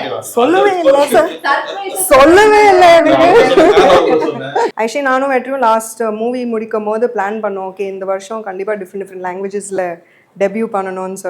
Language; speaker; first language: Tamil; non-native, fluent; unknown